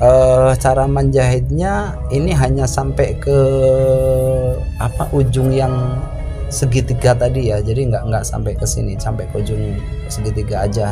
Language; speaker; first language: Indonesian; native; Indonesian